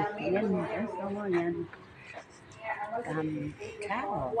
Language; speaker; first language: Filipino; non-native, local second language; Cebuano